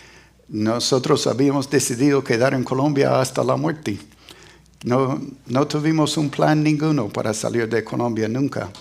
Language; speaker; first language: Spanish; non-native, fluent; English